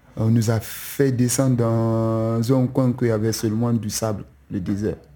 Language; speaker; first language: French; non-native, local second language; Susu